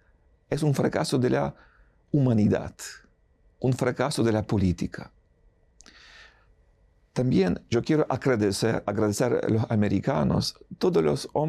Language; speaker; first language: Spanish; non-native, fluent; Ukrainian